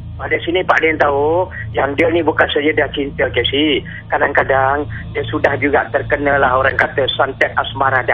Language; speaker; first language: Malay; native; Malay